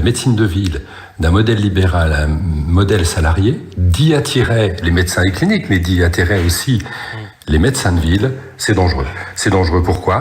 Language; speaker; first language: French; native; French